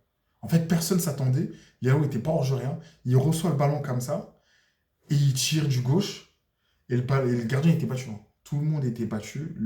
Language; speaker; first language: French; native; French